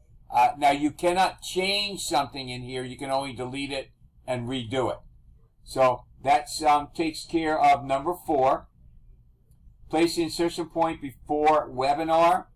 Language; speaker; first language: English; native; English